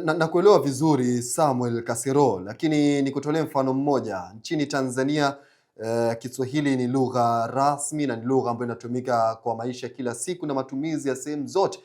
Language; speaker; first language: Swahili; native; Swahili